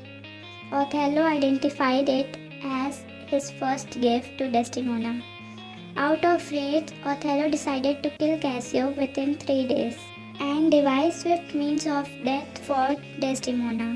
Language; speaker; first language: English; non-native, local second language; Hindi